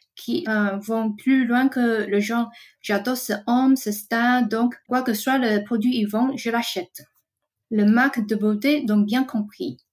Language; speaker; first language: French; non-native, fluent; Chinese